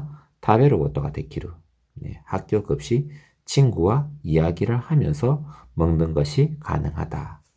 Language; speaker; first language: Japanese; non-native, fluent; Korean